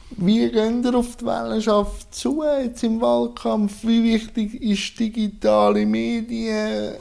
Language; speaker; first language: German; native; German